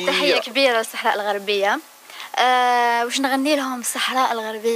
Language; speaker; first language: Arabic; native; Arabic